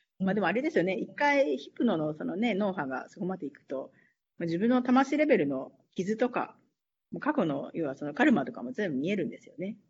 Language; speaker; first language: Japanese; native; Japanese